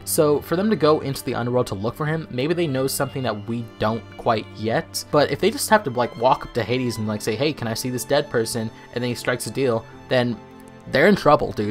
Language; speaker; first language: English; native; English